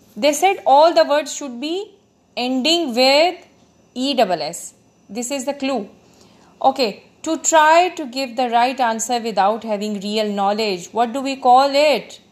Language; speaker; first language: English; non-native, local second language; Urdu